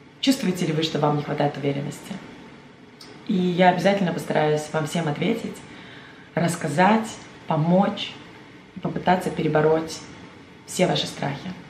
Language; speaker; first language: Russian; native; Russian